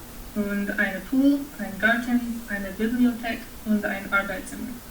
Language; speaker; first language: German; non-native, learner; English